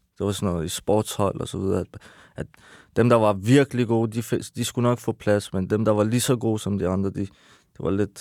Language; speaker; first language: Danish; early bilingual, other home language; Persian